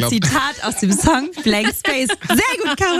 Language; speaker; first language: German; native; German